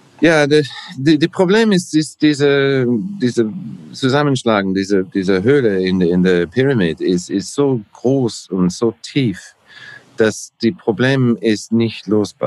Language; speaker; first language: German; non-native, learner; English